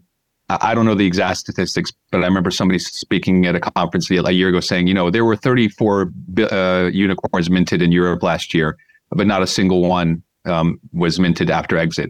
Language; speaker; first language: English; native; English